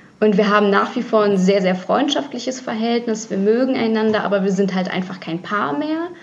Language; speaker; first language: German; early bilingual, other home language; Russian